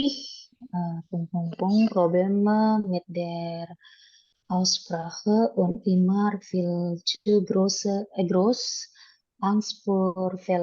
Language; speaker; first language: German; non-native, learner; Indonesian